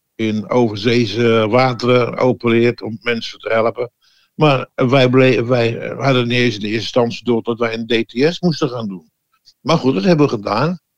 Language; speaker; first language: Dutch; native; Dutch